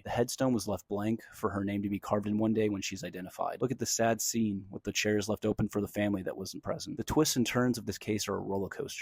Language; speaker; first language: English; native; English